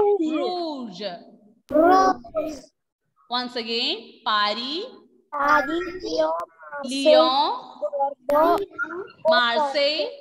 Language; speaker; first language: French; non-native, fluent; Malayalam